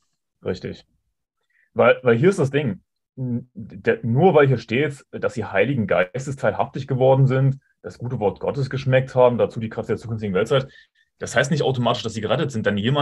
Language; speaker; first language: German; native; German